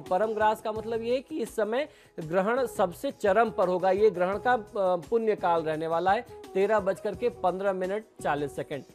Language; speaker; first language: Hindi; native; Hindi